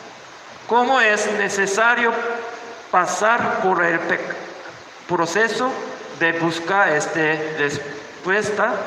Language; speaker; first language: Spanish; non-native, learner; Korean